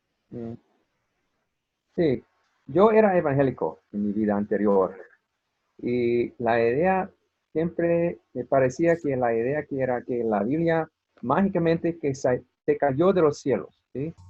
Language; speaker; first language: Spanish; non-native, fluent; English